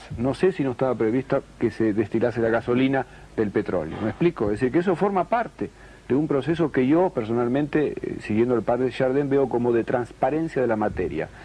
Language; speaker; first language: Spanish; native; Spanish